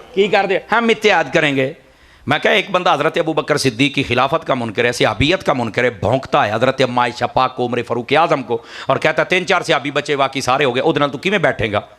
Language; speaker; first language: Urdu; non-native, local second language; Punjabi